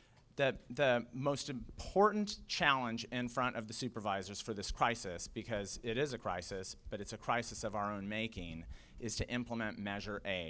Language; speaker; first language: English; native; English